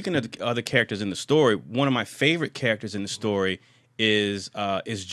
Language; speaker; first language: English; native; English